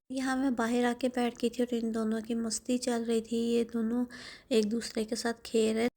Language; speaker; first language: Urdu; native; Urdu